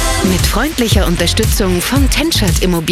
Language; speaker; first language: German; native; German